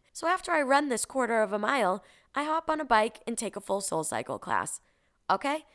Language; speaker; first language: English; native; English